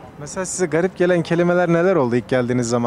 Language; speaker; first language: Turkish; native; Turkish